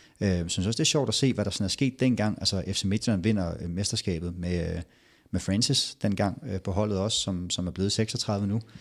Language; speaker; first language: Danish; native; Danish